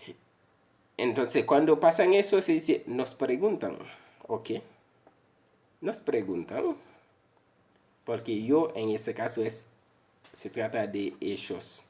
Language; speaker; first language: Spanish; non-native, fluent; Haitian Creole